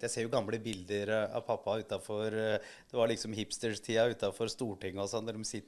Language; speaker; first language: Norwegian; early bilingual, other home language; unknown